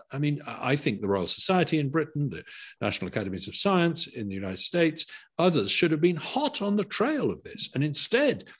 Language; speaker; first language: English; native; English